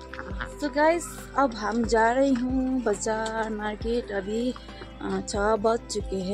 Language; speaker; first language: Hindi; non-native, local second language; Nepali